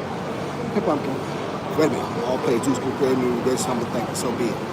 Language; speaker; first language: English; native; English